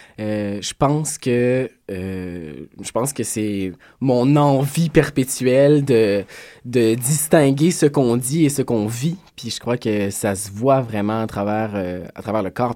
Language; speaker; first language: French; native; French